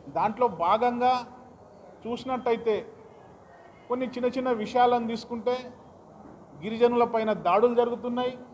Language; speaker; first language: Telugu; non-native, local second language; Lambadi